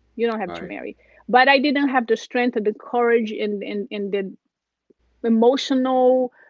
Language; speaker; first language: English; non-native, fluent; Portuguese